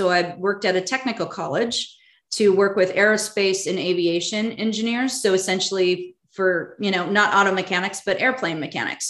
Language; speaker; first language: English; native; English